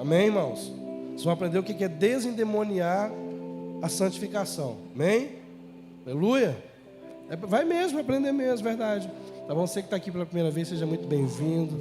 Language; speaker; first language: Portuguese; native; Portuguese